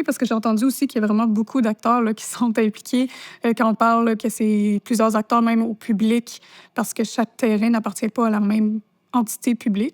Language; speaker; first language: French; native; French